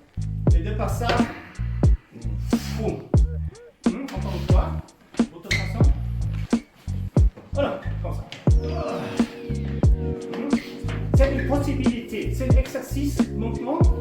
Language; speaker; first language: French; non-native, fluent; German